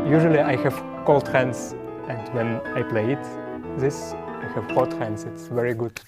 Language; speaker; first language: English; non-native, learner; Russian